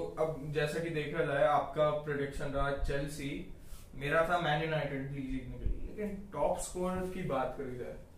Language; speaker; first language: Hindi; native; Hindi